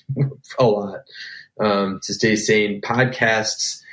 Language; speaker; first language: English; native; English